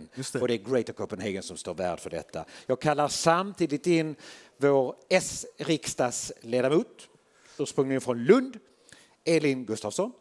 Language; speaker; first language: Swedish; native; Swedish